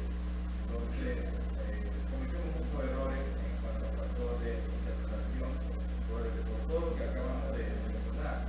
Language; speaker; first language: Spanish; native; Spanish